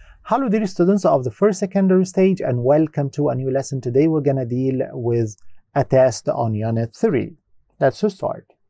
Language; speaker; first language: English; non-native, fluent; Arabic